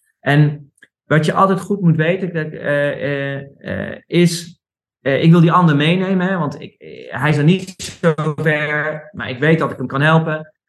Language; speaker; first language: Dutch; native; Dutch